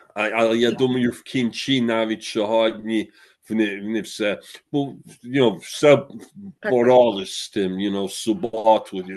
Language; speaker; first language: Ukrainian; early bilingual, heritage; Ukrainian